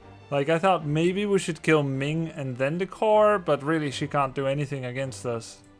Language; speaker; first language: English; non-native, fluent; Dutch